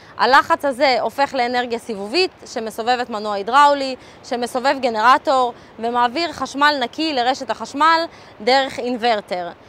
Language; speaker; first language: Hebrew; early bilingual, other home language; Russian